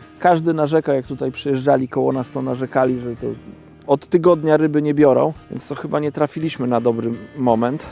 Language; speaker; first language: Polish; native; Polish